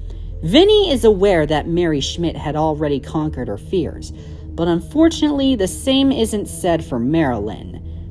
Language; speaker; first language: English; native; English